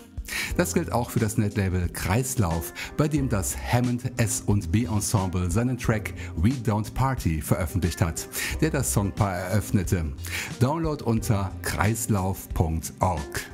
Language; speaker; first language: German; native; German